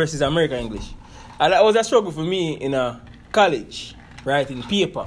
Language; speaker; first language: English; non-native, local second language; Jamaican Creole English